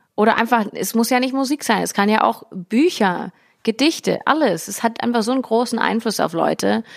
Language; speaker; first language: German; early bilingual, heritage; English